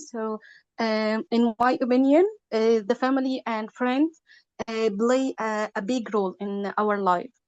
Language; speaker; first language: English; non-native, learner; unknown